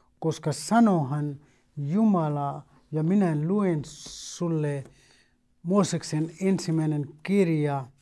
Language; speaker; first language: Finnish; non-native, fluent; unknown